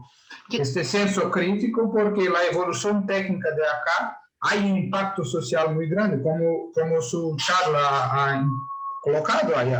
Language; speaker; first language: Spanish; non-native, learner; Portuguese